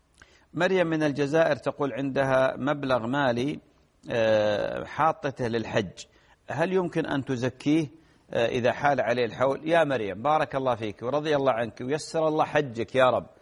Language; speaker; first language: Arabic; native; Arabic